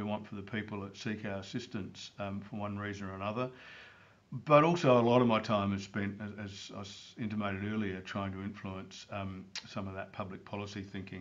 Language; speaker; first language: English; native; English